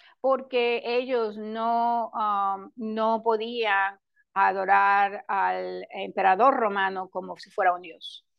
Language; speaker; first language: Spanish; non-native, local second language; English